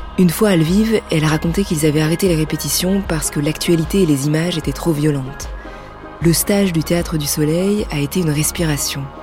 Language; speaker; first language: French; native; French